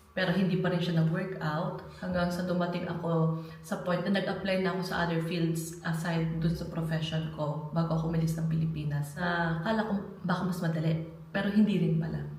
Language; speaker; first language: Filipino; native; Filipino